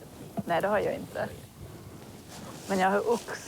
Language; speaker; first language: Swedish; non-native, learner; English